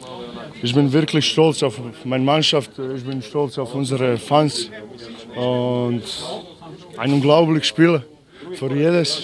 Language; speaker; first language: German; non-native, learner; Croatian